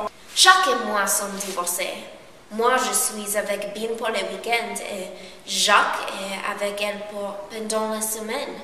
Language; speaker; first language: French; non-native, learner; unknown